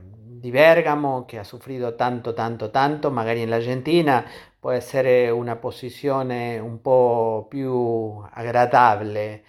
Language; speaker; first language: Italian; non-native, learner; Spanish